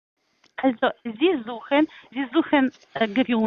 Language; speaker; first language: German; non-native, learner; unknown